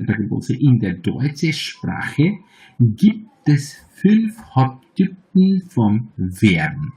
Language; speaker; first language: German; non-native, fluent; Bangla